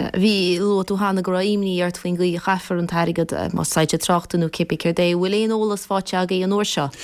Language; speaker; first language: Irish; native; Irish